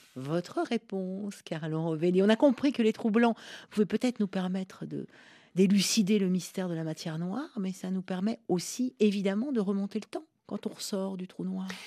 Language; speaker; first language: French; native; French